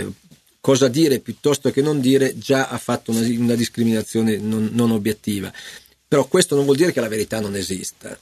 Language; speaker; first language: Italian; native; Italian